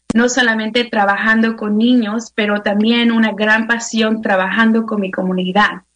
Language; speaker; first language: Spanish; native; Spanish